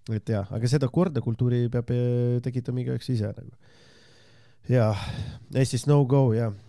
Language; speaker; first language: Estonian; non-native, local second language; Russian